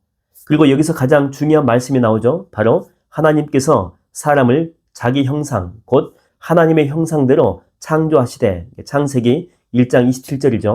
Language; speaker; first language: Korean; native; Korean